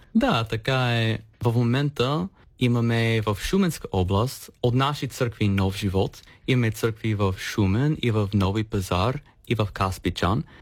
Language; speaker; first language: Bulgarian; non-native, fluent; English